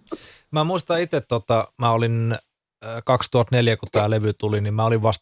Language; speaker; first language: Finnish; native; Finnish